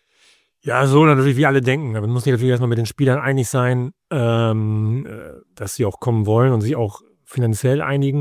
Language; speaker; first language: German; native; German